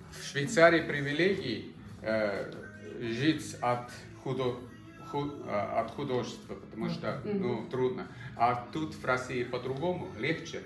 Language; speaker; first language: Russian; non-native, fluent; German